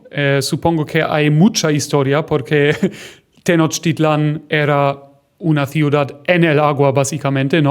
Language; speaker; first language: Spanish; non-native, fluent; German